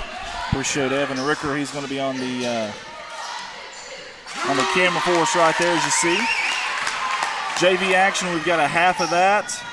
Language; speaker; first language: English; native; English